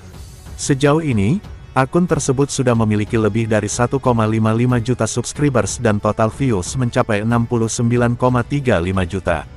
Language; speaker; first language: Indonesian; native; Indonesian